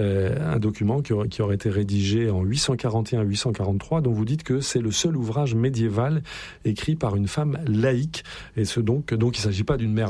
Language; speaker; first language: French; native; French